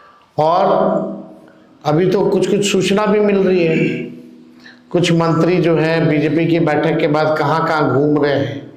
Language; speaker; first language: Hindi; native; Hindi